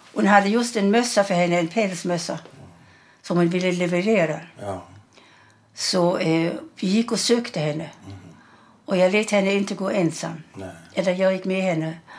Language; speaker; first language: Swedish; early bilingual, other home language; German